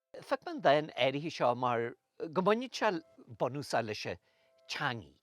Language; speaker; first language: Irish; native; Irish